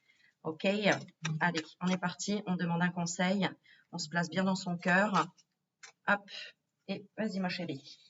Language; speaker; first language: French; native; French